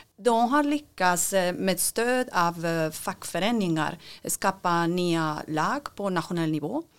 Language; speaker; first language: Swedish; non-native, fluent; Spanish